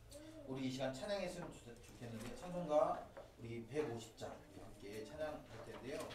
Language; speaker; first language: Korean; native; Korean